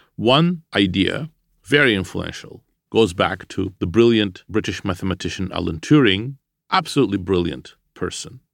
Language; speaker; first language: English; non-native, fluent; Armenian